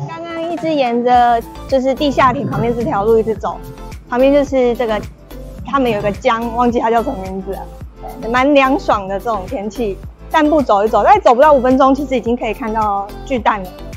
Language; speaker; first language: Chinese; native; Chinese